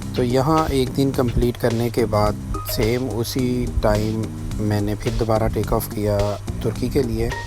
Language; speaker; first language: Urdu; non-native, local second language; Punjabi